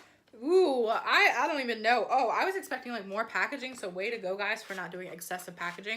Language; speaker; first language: English; native; English